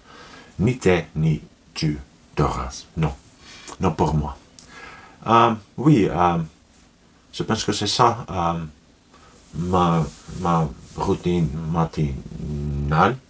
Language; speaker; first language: French; non-native, learner; Finnish